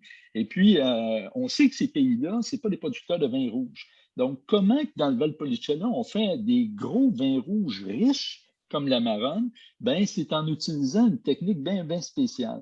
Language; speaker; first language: French; native; French